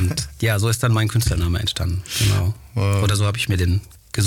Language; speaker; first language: German; early bilingual, other home language; Greek